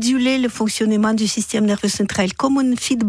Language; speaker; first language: French; non-native, fluent; Russian